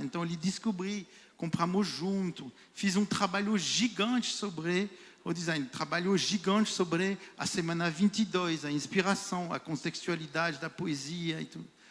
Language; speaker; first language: Portuguese; non-native, fluent; French